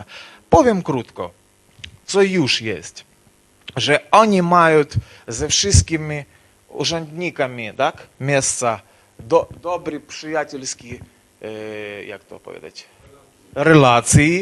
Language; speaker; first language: Polish; non-native, learner; Ukrainian